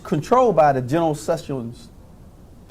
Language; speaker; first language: English; native; English